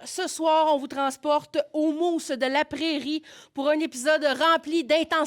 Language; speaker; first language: French; native; French